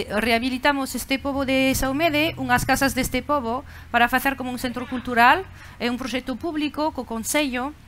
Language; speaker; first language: Galician; non-native, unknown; French